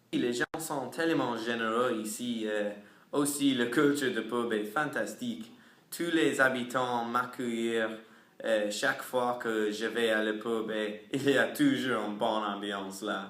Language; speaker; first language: French; non-native, learner; English